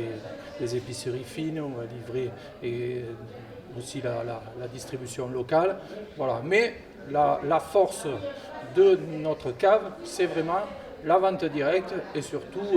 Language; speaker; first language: French; native; French